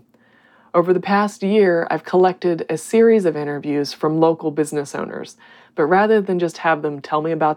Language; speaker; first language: English; native; English